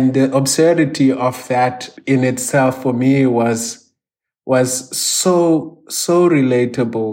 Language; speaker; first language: English; non-native, local second language; Xhosa